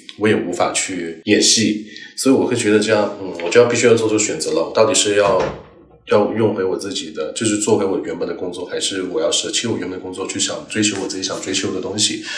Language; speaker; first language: Chinese; non-native, local second language; Cantonese